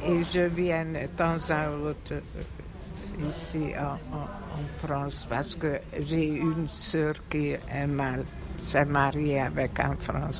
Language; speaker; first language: French; non-native, fluent; Hungarian